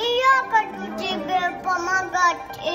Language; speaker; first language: Russian; early bilingual, heritage; Russian